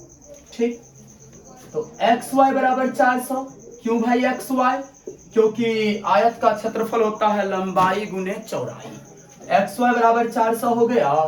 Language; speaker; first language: Hindi; native; Hindi